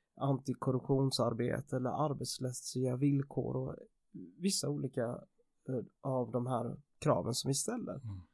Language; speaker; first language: Swedish; native; Swedish